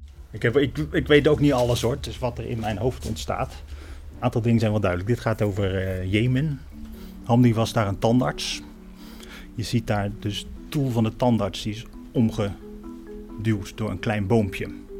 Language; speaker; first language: Dutch; native; Dutch